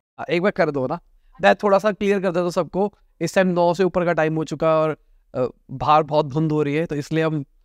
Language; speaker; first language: Hindi; native; Hindi